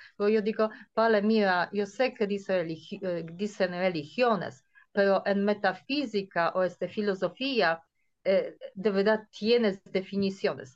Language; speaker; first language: Spanish; non-native, fluent; Polish